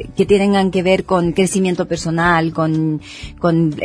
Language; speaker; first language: Spanish; native; Spanish